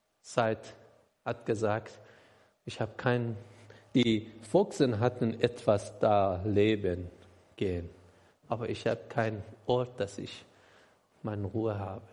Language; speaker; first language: German; non-native, learner; Persian